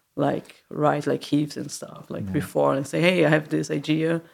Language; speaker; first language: English; non-native, learner; Portuguese